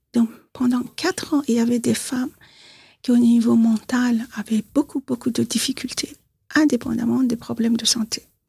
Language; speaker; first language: French; non-native, fluent; Persian